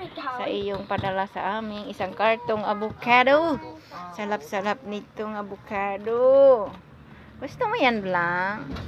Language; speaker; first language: Filipino; non-native, local second language; Cebuano